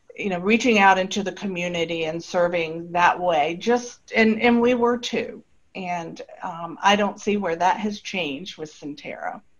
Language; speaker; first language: English; native; English